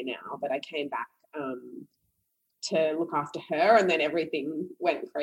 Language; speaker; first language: English; native; English